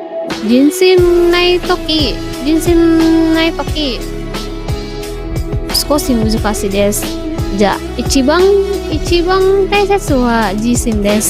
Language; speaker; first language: Japanese; non-native, learner; Indonesian